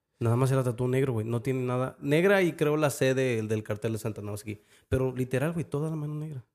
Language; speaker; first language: Spanish; early bilingual, heritage; Spanish